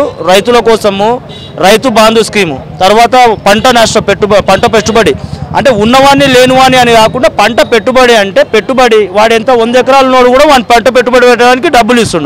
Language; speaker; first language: Telugu; native; Telugu